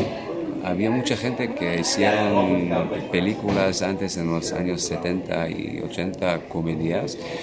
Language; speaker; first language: Spanish; non-native, learner; Hebrew